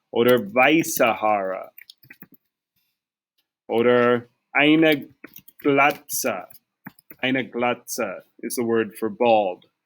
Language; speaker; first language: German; non-native, fluent; English